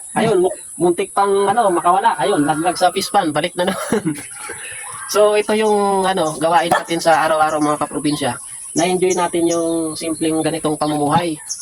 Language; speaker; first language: Filipino; non-native, local second language; Bikol